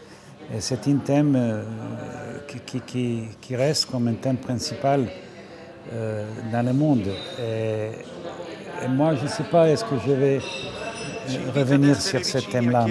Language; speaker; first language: French; non-native, fluent; Serbian